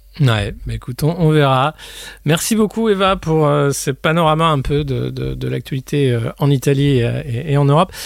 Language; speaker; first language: French; native; French